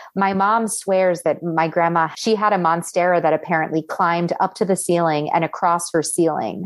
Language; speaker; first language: English; early bilingual, other home language; Italian